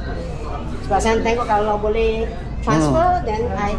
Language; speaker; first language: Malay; non-native, local second language; Chinese